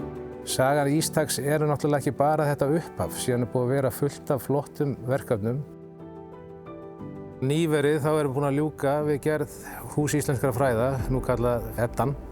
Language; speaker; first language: Icelandic; native; Icelandic